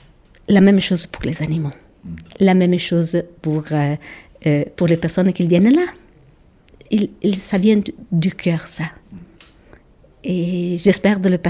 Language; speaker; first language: French; non-native, local second language; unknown